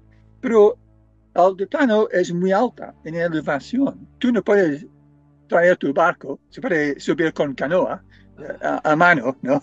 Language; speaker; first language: Spanish; non-native, fluent; English